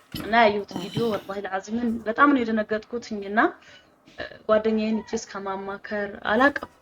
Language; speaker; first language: Amharic; native; Amharic